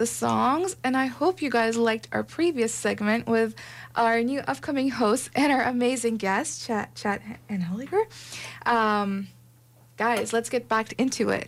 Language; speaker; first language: English; non-native, local second language; Urdu